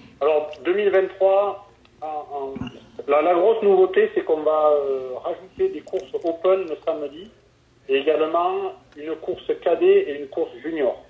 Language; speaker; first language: French; native; French